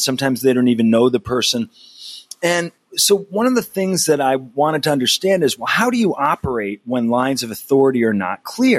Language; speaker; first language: English; native; English